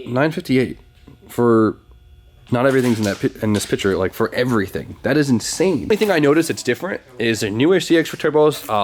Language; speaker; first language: English; native; English